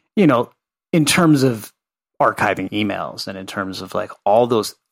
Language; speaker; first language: English; native; English